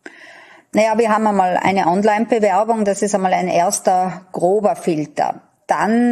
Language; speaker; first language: German; native; German